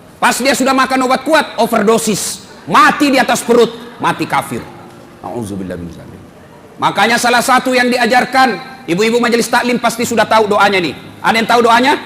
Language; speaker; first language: Indonesian; non-native, local second language; Buginese